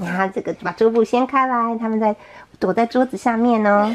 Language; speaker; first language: Chinese; native; Chinese